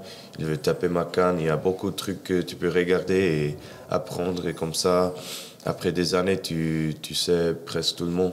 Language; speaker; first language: French; non-native, fluent; English